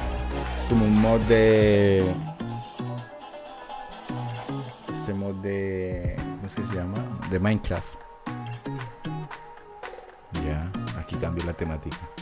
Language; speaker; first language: Spanish; native; Spanish